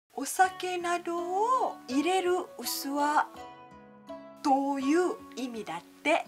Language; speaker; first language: Japanese; non-native, fluent; Malay